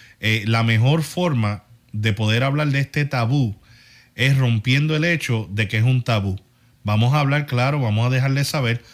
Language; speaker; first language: Spanish; early bilingual, heritage; Spanish